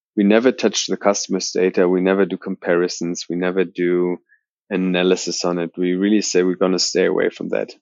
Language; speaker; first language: English; non-native, fluent; German